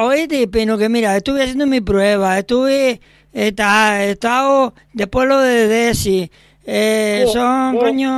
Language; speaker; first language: Spanish; native; Spanish